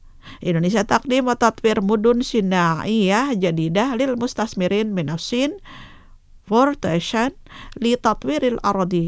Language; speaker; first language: Arabic; non-native, fluent; Indonesian